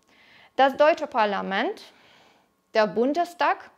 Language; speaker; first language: German; non-native, fluent; Polish